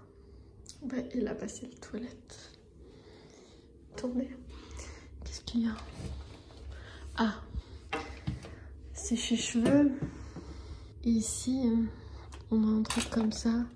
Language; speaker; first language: French; non-native, fluent; Armenian